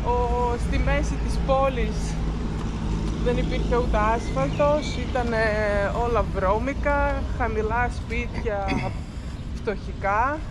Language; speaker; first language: Greek; non-native, fluent; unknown